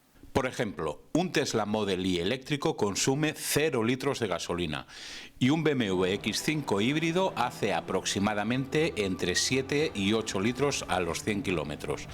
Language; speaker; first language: Spanish; native; Spanish